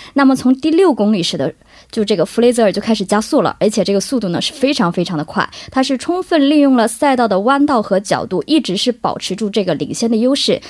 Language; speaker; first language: Chinese; native; Chinese